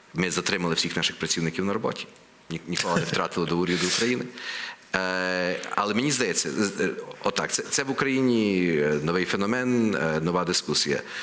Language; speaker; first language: Ukrainian; early bilingual, heritage; Ukrainian